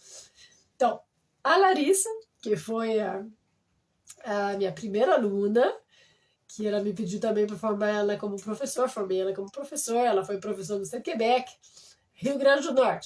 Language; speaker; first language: Portuguese; non-native, fluent; French